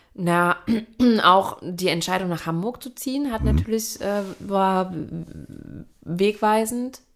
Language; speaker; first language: German; native; German